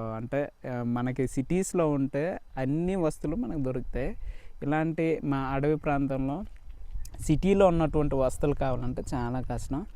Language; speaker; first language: Telugu; native; Telugu